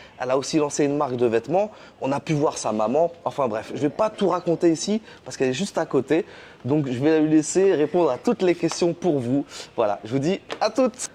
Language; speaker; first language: French; native; French